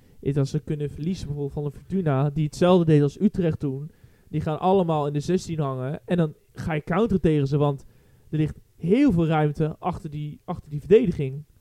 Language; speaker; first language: Dutch; native; Dutch